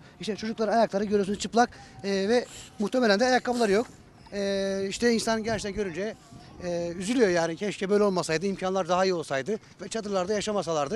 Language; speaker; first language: Turkish; native; Turkish